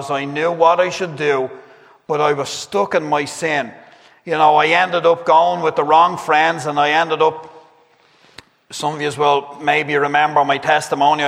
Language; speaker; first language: English; native; English